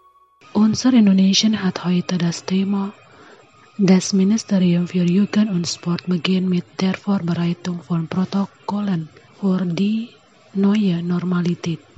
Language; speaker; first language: German; non-native, fluent; Indonesian